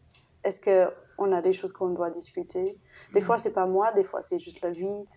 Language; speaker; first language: French; non-native, fluent; English